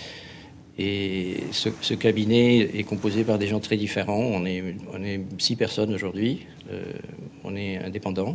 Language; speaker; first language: French; non-native, fluent; Spanish